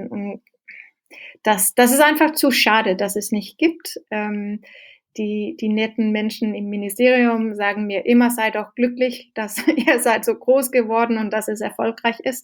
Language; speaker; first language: German; non-native, fluent; Danish